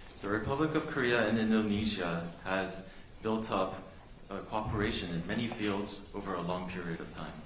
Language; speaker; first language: English; non-native, fluent; Korean